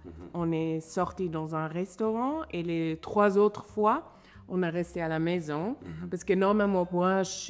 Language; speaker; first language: French; non-native, fluent; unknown